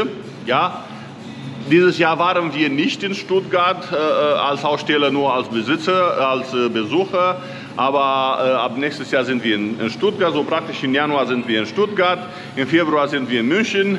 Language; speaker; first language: German; non-native, learner; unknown